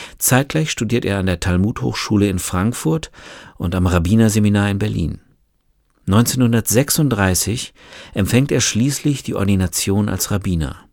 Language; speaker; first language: German; native; German